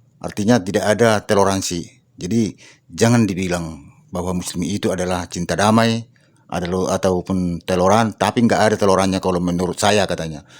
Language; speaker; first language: Indonesian; native; Indonesian